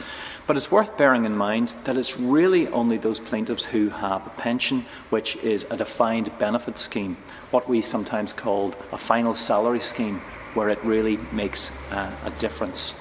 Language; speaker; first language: English; native; English